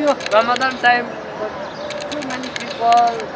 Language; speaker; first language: English; non-native, learner; Nepali